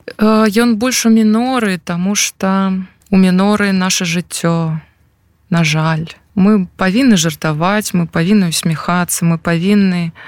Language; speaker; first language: Belarusian; non-native, local second language; Russian